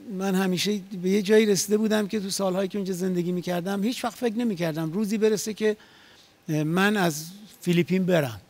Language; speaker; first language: Persian; native; Persian